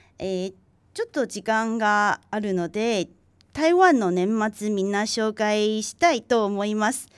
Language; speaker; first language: Japanese; non-native, fluent; Chinese